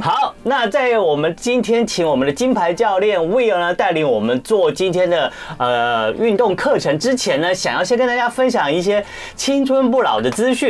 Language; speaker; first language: Chinese; native; Chinese